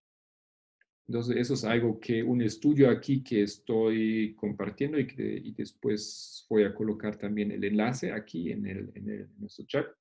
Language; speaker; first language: Spanish; non-native, fluent; Portuguese